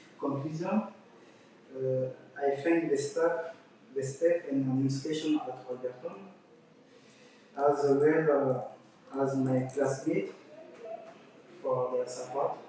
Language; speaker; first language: English; non-native, learner; French